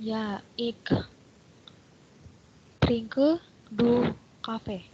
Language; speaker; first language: German; non-native, learner; Indonesian